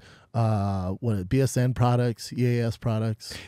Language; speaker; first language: English; native; English